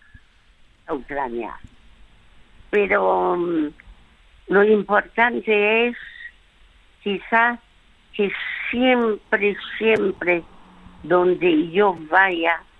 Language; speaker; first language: Spanish; early bilingual, other home language; French